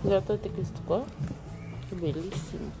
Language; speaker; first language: Italian; non-native, learner; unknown